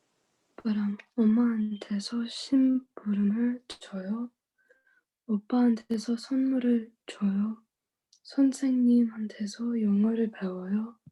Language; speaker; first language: Korean; non-native, learner; English